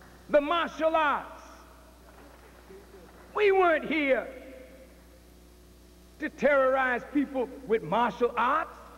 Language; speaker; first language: English; native; English